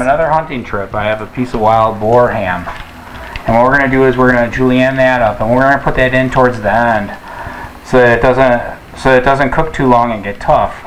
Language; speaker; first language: English; native; English